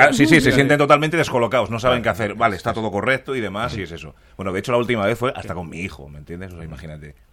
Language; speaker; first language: Spanish; early bilingual, other home language; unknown